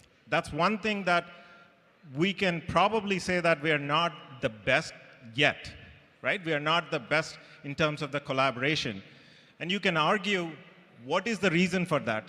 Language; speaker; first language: English; non-native, local second language; Telugu